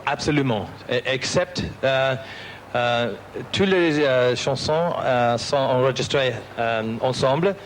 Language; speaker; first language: French; non-native, learner; English